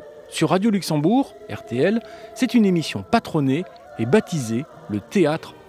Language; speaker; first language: French; native; French